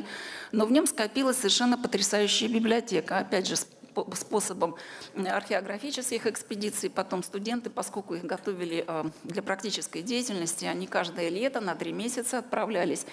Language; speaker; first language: Russian; native; Russian